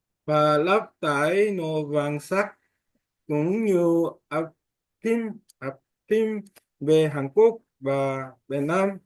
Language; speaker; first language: Vietnamese; non-native, learner; Korean